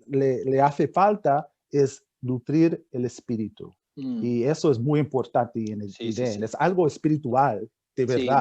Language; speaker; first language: Spanish; non-native, fluent; English